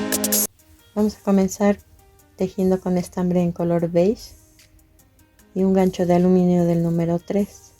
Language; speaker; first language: Spanish; native; Spanish